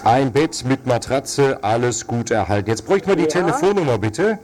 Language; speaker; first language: German; native; German